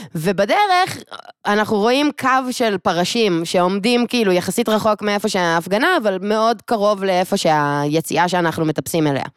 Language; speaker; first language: Hebrew; native; Hebrew